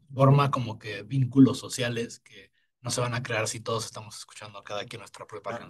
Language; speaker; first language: Spanish; native; Spanish